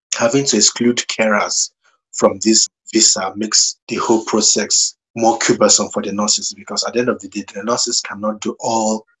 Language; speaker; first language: English; non-native, local second language; Igbo